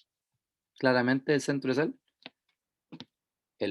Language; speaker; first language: Spanish; native; Spanish